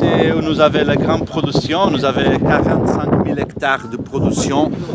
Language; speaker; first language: French; non-native, learner; Portuguese